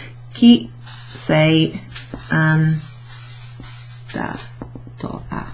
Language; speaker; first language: Italian; non-native, fluent; English